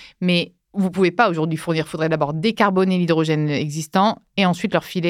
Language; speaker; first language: French; native; French